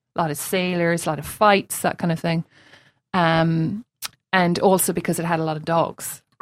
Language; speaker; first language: English; native; English